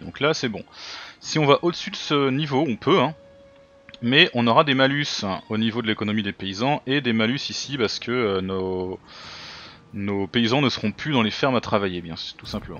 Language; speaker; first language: French; native; French